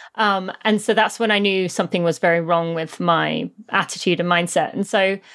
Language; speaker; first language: English; native; English